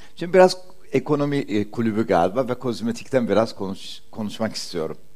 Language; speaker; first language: Turkish; early bilingual, heritage; Turkish